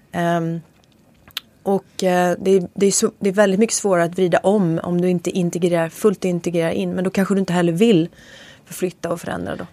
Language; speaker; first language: Swedish; native; Swedish